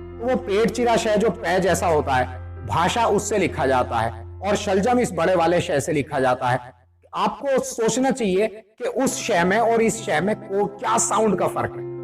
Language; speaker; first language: Hindi; native; Hindi